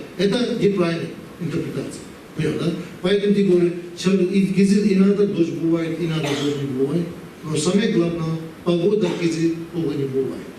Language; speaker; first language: Russian; non-native, learner; Tibetan